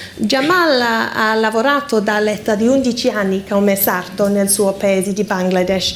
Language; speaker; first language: Italian; non-native, fluent; English